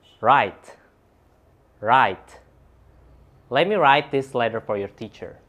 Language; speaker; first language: English; non-native, fluent; Indonesian